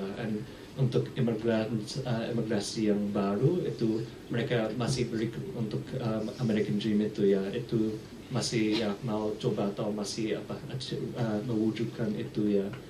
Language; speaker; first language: Indonesian; early bilingual, heritage; English